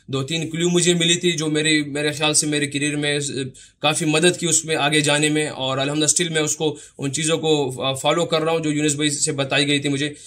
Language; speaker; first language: Urdu; non-native, local second language; Pashto